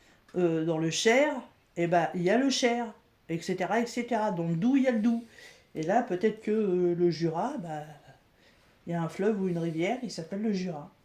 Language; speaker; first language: French; native; French